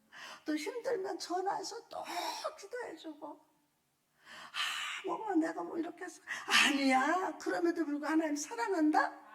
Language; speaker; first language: Korean; native; Korean